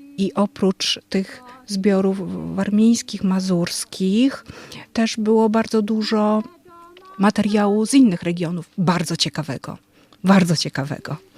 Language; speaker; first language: Polish; native; Polish